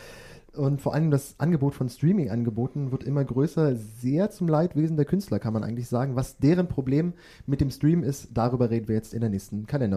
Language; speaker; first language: German; native; German